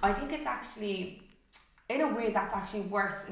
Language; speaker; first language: English; native; English